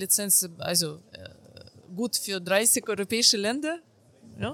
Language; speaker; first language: German; non-native, fluent; Ukrainian